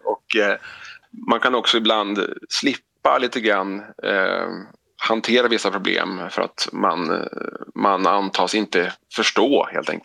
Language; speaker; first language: Swedish; native; Swedish